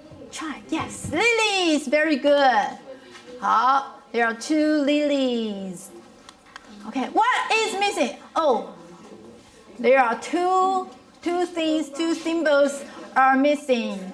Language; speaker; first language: English; non-native, fluent; Chinese